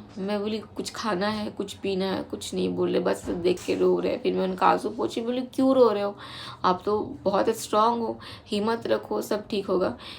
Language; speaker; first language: Hindi; non-native, local second language; Bangla